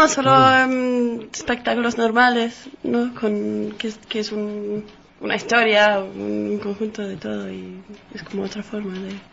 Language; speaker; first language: Spanish; non-native, fluent; Danish